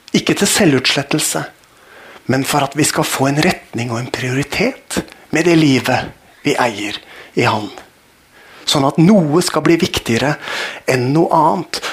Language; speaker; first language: Norwegian; native; Norwegian